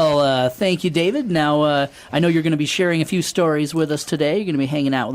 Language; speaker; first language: English; native; English